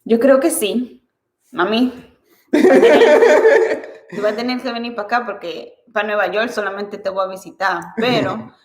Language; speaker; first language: Spanish; early bilingual, other home language; English